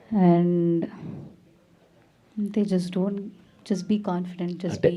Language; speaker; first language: Telugu; non-native, learner; Malayalam